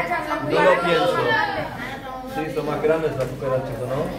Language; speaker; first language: Spanish; non-native, fluent; German